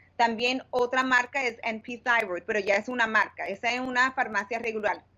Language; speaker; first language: Spanish; early bilingual, heritage; Spanish